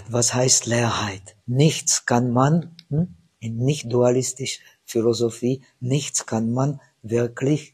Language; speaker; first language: German; non-native, fluent; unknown